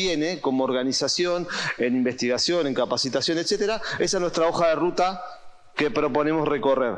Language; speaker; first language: Spanish; native; Spanish